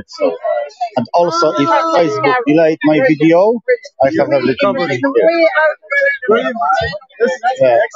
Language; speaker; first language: English; non-native, learner; Polish